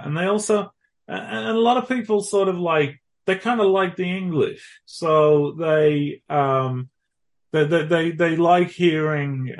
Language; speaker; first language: English; native; English